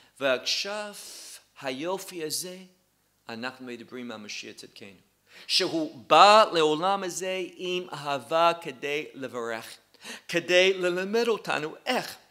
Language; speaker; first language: Hebrew; non-native, fluent; English